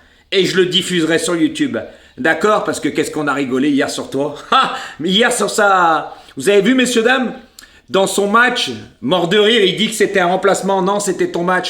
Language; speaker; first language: French; native; French